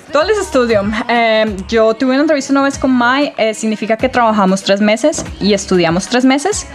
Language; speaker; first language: Spanish; native; Spanish